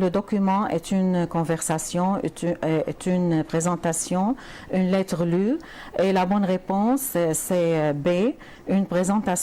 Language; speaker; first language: French; non-native, fluent; Arabic